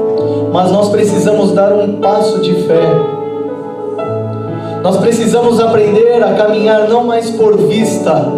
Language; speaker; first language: Portuguese; native; Portuguese